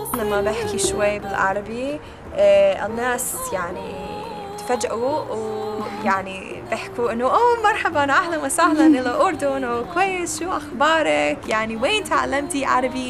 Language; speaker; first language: Arabic; non-native, learner; English